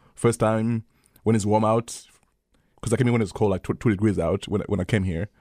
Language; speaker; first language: English; early bilingual, other home language; Swahili